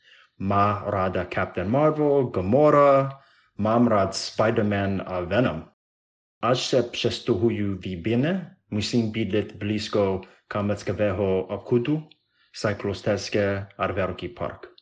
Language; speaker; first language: Czech; non-native, learner; English